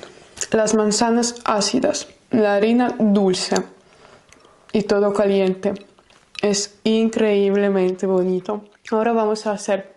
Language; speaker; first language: Spanish; non-native, learner; Russian